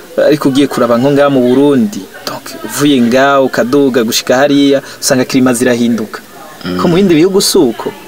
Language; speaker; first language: Rundi; native; Rundi